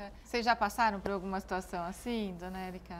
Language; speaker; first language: Portuguese; native; Portuguese